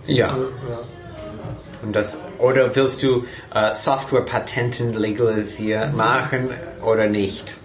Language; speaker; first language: German; non-native, fluent; English